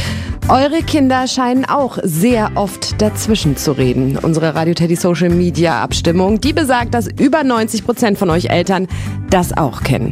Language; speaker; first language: German; native; German